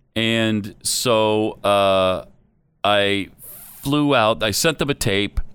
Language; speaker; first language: English; native; English